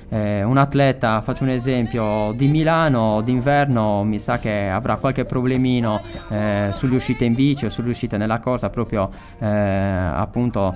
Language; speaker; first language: Italian; native; Italian